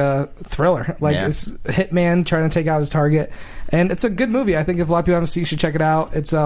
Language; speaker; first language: English; native; English